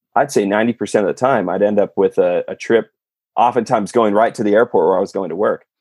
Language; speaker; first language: English; native; English